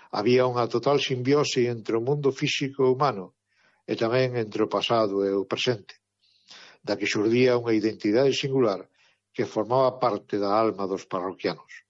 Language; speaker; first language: Galician; native; Galician